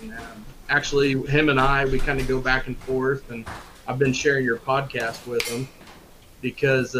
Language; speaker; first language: English; native; English